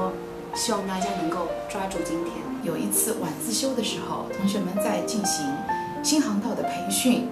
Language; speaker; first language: Chinese; native; Chinese